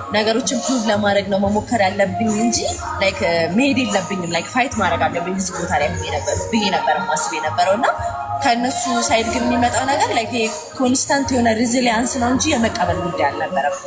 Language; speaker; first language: Amharic; native; Amharic